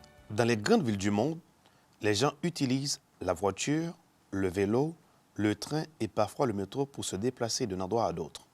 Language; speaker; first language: French; non-native, fluent; Spanish